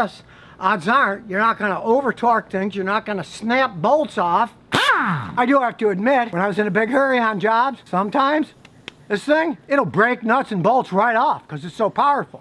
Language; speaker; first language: English; native; English